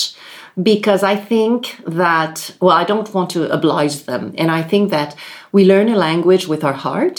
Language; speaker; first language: English; non-native, local second language; French